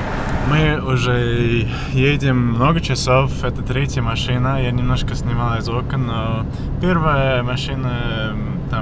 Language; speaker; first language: Russian; non-native, fluent; English